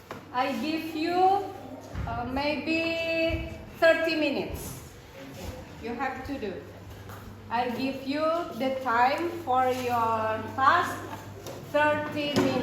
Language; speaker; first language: English; non-native, fluent; Indonesian